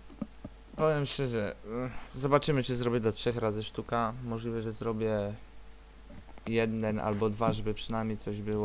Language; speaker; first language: Polish; native; Polish